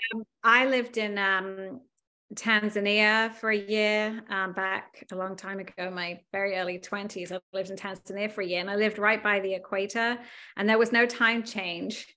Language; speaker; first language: English; native; English